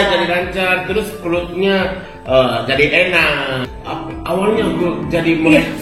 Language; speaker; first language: Indonesian; non-native, learner; Japanese